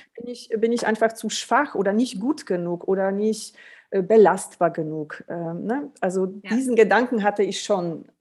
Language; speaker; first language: German; early bilingual, other home language; Polish